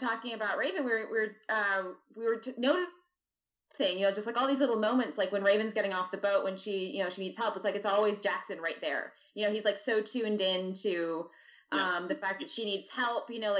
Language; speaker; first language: English; native; English